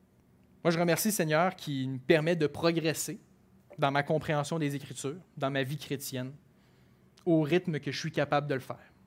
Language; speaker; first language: French; native; French